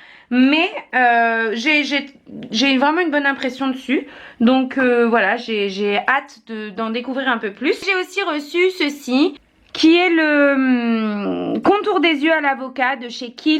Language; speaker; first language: French; native; French